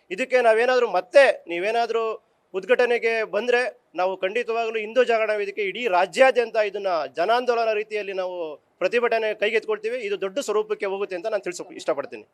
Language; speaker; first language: Kannada; native; Kannada